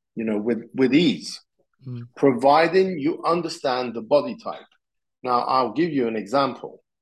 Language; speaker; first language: English; non-native, fluent; Italian